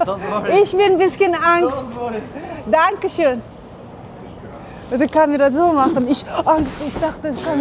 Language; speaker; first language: German; non-native, learner; Uzbek